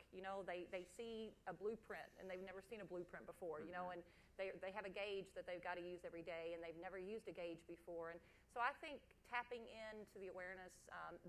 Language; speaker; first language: English; native; English